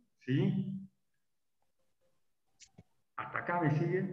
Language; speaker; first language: Spanish; native; Spanish